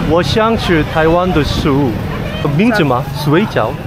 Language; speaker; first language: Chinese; non-native, learner; Korean